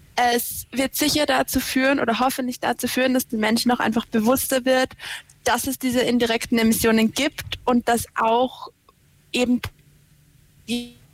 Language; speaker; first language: German; native; German